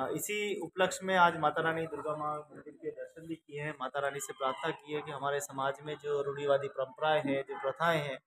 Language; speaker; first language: Hindi; native; Hindi